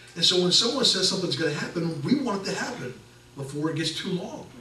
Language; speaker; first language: English; native; English